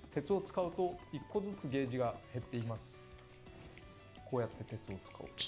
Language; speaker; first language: Japanese; native; Japanese